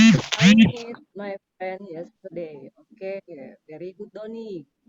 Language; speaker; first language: English; non-native, learner; Indonesian